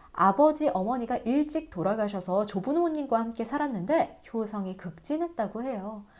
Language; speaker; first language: Korean; native; Korean